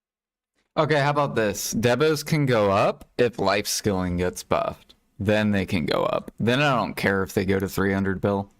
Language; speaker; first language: English; native; English